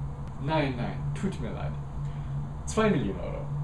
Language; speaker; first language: German; non-native, learner; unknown